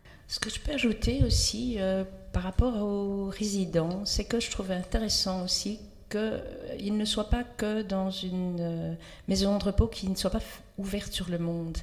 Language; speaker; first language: French; native; French